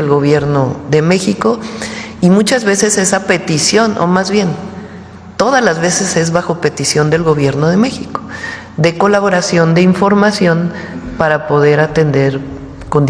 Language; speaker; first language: Spanish; native; Spanish